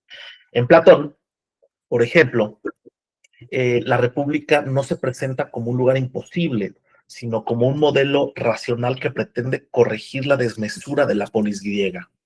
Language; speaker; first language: Spanish; native; Spanish